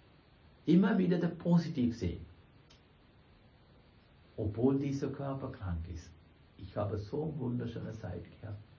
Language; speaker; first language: German; non-native, fluent; Sinhala